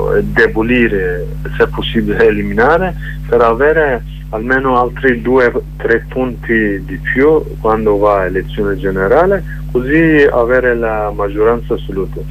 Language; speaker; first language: Italian; non-native, learner; Kurdish